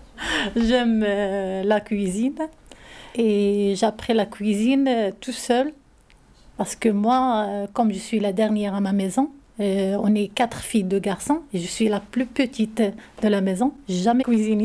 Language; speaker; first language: French; non-native, learner; Arabic